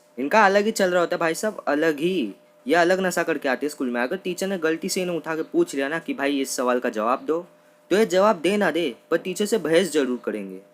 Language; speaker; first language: Hindi; non-native, local second language; Marathi